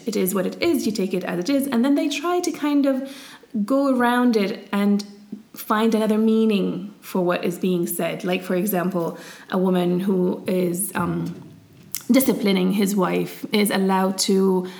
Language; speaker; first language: English; early bilingual, heritage; Arabic